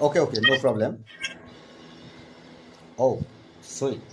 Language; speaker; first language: English; non-native, learner; Bangla